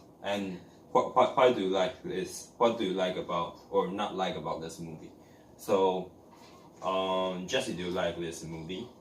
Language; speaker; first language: English; non-native, learner; Chinese